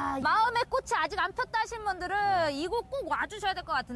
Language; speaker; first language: Korean; native; Korean